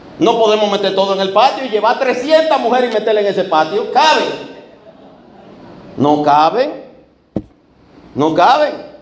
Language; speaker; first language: Spanish; native; Spanish